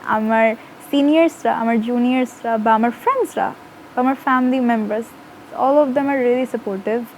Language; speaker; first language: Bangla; early bilingual, other home language; Urdu